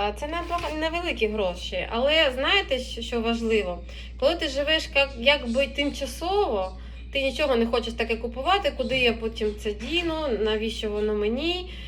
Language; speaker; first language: Ukrainian; non-native, local second language; Russian